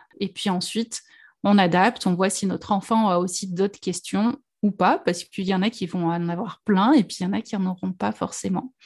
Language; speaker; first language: French; native; French